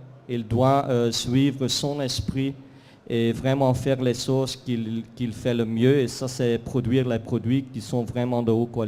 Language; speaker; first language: French; non-native, fluent; Dutch